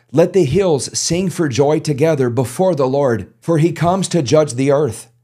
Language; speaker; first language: English; native; English